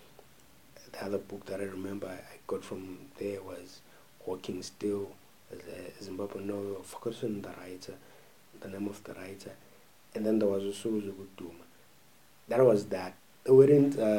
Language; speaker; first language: English; non-native, local second language; North Ndebele